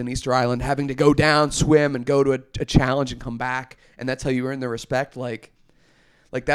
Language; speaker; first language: English; native; English